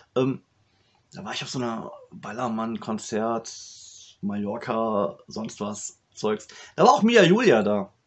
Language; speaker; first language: German; native; German